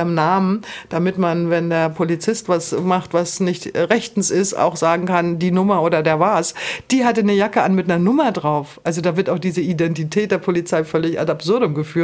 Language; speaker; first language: German; native; German